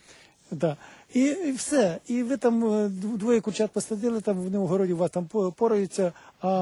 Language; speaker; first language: Ukrainian; native; Ukrainian